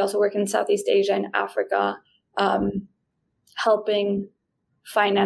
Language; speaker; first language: English; non-native, fluent; Spanish